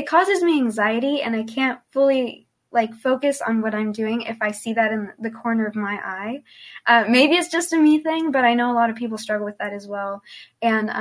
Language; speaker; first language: English; early bilingual, other home language; Spanish